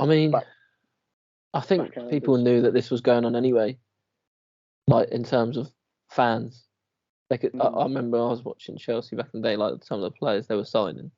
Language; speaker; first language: English; native; English